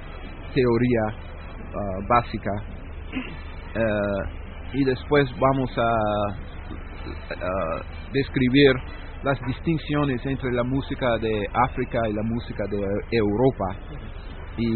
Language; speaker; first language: Spanish; non-native, fluent; English